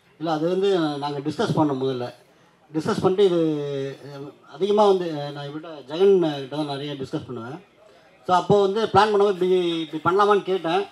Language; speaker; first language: Tamil; native; Tamil